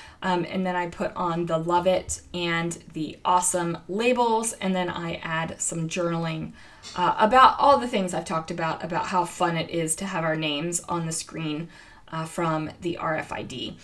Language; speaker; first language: English; native; English